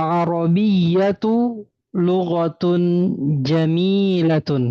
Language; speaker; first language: Arabic; non-native, fluent; Indonesian